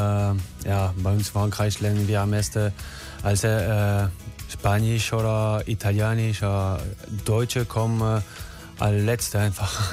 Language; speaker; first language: German; non-native, learner; French